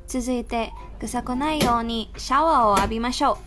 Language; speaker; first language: Japanese; non-native, fluent; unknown